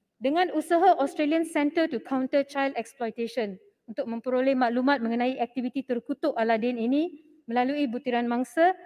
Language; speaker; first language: Malay; non-native, local second language; Tamil